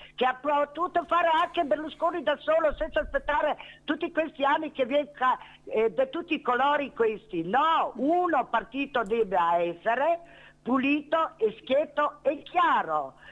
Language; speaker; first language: Italian; non-native, fluent; Bosnian